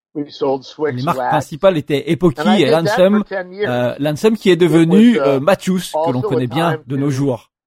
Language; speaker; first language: French; non-native, fluent; English